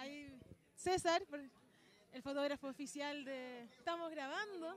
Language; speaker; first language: Spanish; native; Spanish